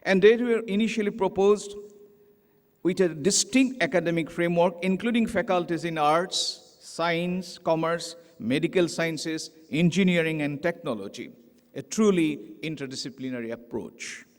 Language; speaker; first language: English; non-native, local second language; Assamese